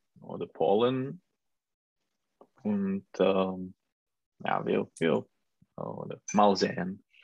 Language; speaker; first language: German; non-native, learner; Czech